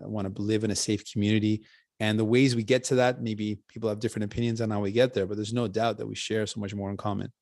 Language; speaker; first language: English; native; English